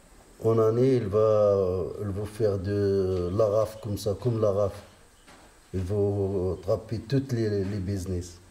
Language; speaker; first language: French; non-native, learner; Riffian